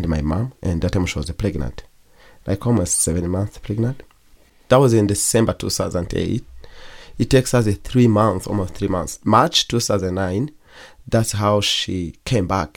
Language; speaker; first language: English; non-native, learner; Kinyarwanda